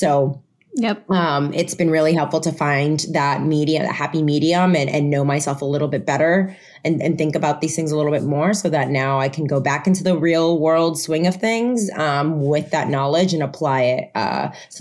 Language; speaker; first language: English; non-native, fluent; Spanish